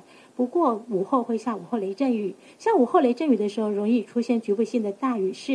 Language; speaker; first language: Chinese; native; Chinese